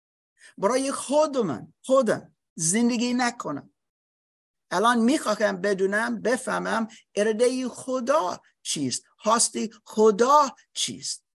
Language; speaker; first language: Persian; non-native, fluent; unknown